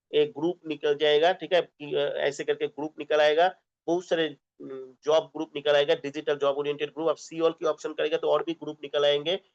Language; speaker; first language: Hindi; non-native, local second language; Bangla